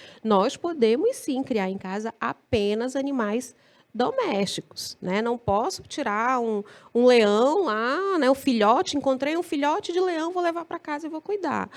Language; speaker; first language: Portuguese; native; Portuguese